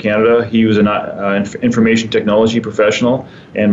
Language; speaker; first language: English; native; English